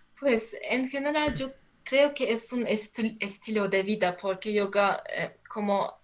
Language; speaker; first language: Spanish; non-native, learner; Turkish